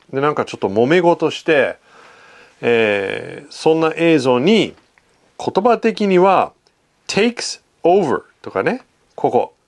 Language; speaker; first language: Japanese; non-native, fluent; English